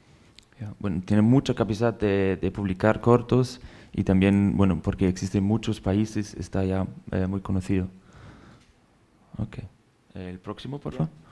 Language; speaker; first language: Spanish; non-native, fluent; German